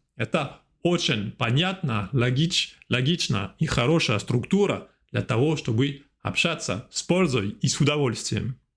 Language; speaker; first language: Russian; non-native, fluent; French